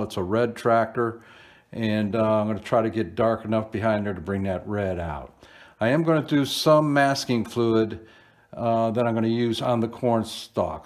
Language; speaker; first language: English; native; English